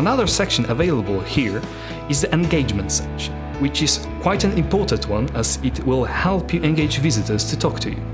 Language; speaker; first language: English; non-native, fluent; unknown